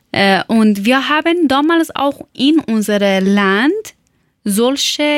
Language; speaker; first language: German; non-native, learner; Persian